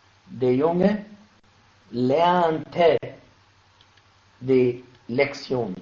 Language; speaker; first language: German; non-native, fluent; Arabic